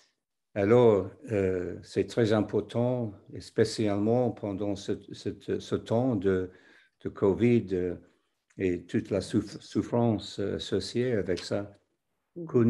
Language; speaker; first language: French; non-native, fluent; English